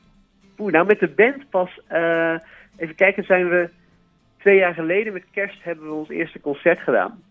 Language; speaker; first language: Dutch; native; Dutch